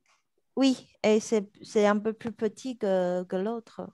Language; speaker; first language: French; non-native, learner; Chinese